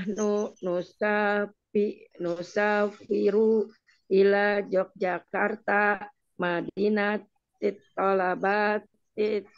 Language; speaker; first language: Arabic; non-native, learner; Indonesian